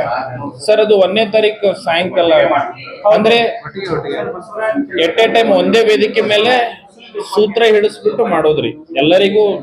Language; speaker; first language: Kannada; native; Kannada